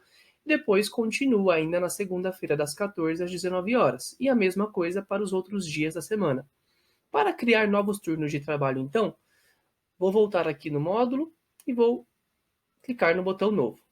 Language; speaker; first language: Portuguese; native; Portuguese